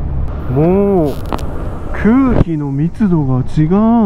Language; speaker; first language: Japanese; native; Japanese